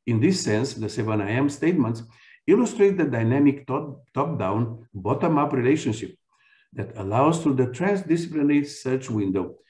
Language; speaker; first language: English; non-native, fluent; Romanian